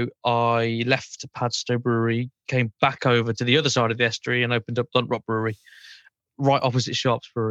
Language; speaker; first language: English; native; English